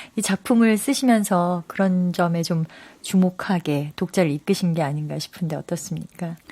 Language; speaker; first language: Korean; native; Korean